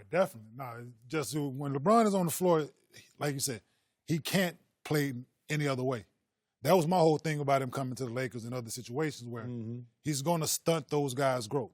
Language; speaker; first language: English; native; English